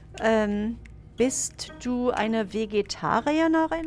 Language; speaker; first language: German; non-native, fluent; English